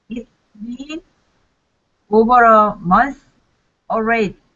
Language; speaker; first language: English; non-native, learner; Korean